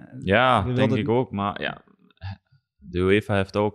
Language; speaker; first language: Dutch; non-native, learner; German